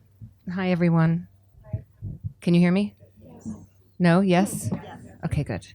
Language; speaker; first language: English; native; English